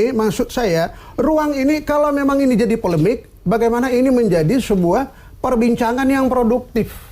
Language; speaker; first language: Indonesian; non-native, local second language; Achinese